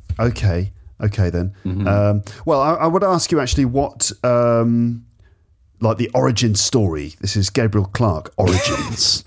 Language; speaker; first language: English; native; English